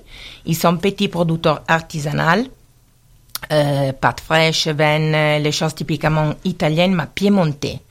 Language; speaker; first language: French; non-native, learner; Italian